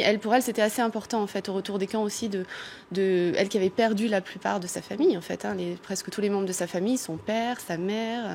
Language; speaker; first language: French; native; French